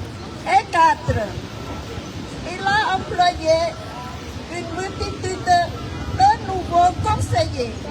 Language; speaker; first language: French; non-native, fluent; Khmer